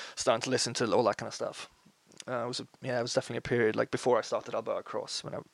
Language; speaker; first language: English; non-native, fluent; Swedish